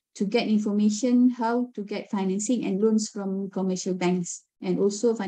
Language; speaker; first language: English; non-native, local second language; Malay